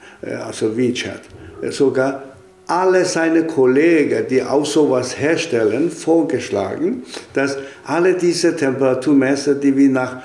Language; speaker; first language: German; non-native, fluent; Chinese